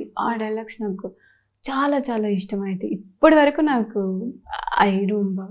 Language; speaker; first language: Telugu; non-native, learner; Tamil